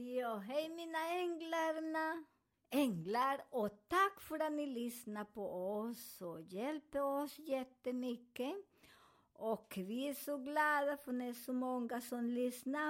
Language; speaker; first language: Swedish; non-native, learner; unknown